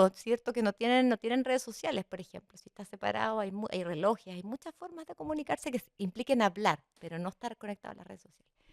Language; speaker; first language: Spanish; native; Spanish